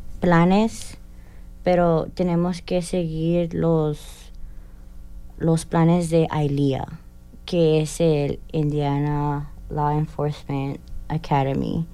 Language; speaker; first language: Spanish; early bilingual, heritage; Spanish